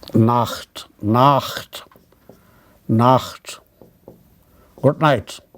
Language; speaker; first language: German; non-native, fluent; Malayalam